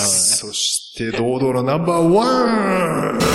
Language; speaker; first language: Japanese; native; Japanese